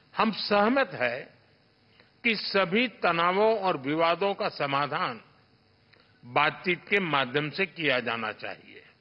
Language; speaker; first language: Hindi; non-native, local second language; Gujarati